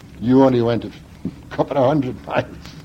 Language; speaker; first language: English; native; English